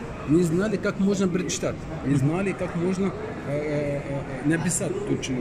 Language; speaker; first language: Russian; non-native, learner; Arabic